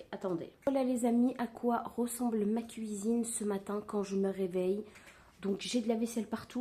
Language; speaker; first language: French; native; French